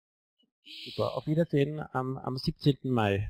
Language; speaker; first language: German; native; German